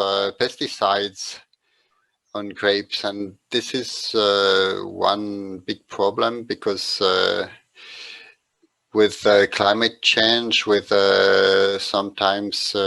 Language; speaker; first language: English; non-native, fluent; French